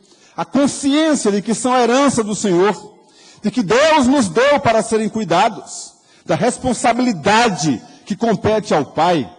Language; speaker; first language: Portuguese; native; Portuguese